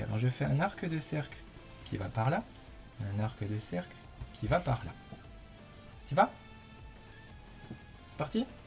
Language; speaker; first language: French; native; French